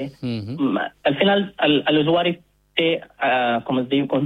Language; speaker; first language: Catalan; non-native, fluent; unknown